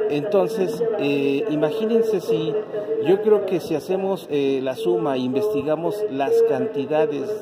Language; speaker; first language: Spanish; native; Spanish